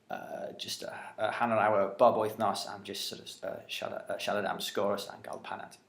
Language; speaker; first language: Welsh; non-native, learner; English